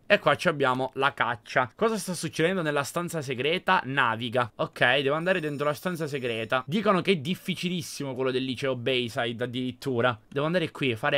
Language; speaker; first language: Italian; native; Italian